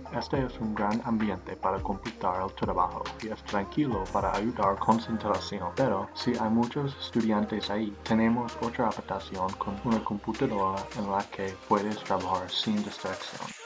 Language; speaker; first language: Spanish; non-native, learner; English